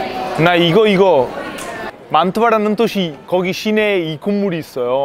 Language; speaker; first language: Korean; non-native, fluent; Italian